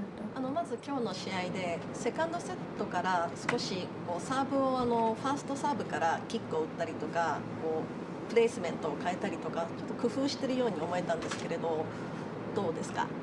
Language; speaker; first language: Japanese; native; Japanese